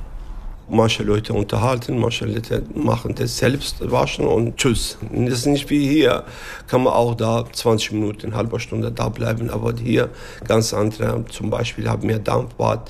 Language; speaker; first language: German; non-native, learner; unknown